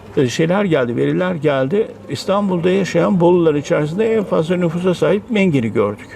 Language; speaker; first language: Turkish; native; Turkish